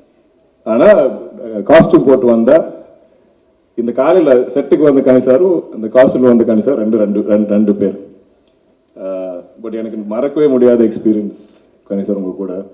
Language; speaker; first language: Tamil; non-native, local second language; Malayalam